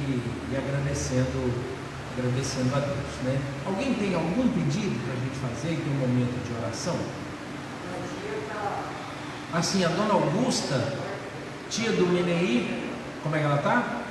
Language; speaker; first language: Portuguese; native; Portuguese